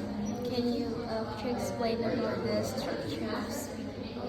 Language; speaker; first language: English; non-native, learner; Indonesian